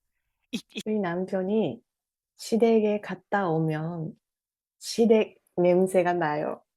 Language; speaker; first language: Korean; non-native, fluent; Japanese